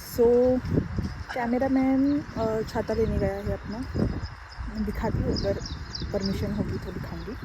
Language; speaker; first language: Hindi; non-native, local second language; Marathi